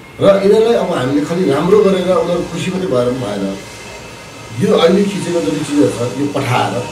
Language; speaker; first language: Nepali; non-native, local second language; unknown